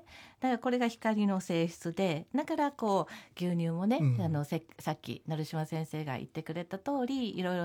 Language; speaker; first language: Japanese; native; Japanese